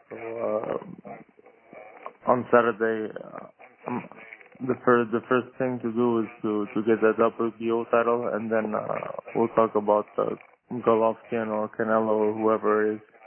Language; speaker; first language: English; non-native, local second language; French